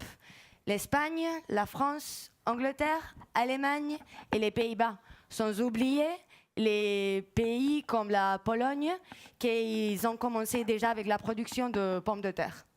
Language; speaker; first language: French; non-native, fluent; Spanish